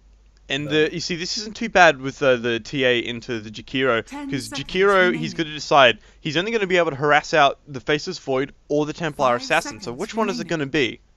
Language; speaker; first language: English; native; English